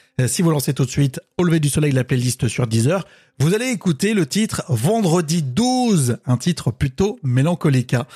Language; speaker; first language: French; native; French